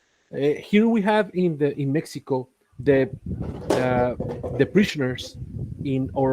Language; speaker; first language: English; non-native, learner; Spanish